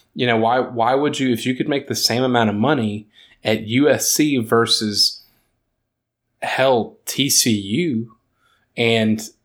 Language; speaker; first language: English; native; English